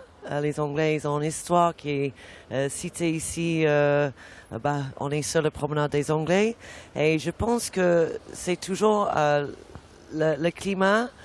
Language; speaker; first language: French; non-native, fluent; English